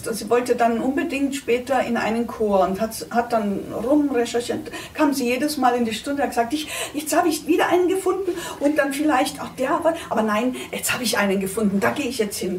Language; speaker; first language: German; native; German